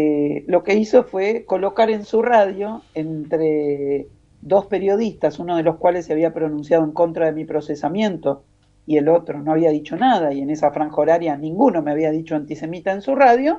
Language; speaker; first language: Spanish; native; Spanish